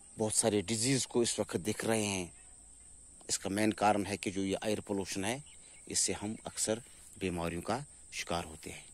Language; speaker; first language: Urdu; non-native, local second language; Kashmiri